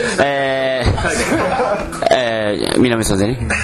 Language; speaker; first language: Korean; non-native, learner; Japanese